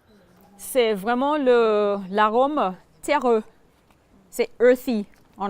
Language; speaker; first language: French; non-native, fluent; English